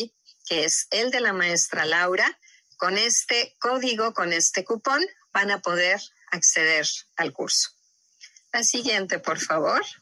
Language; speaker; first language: Spanish; native; Spanish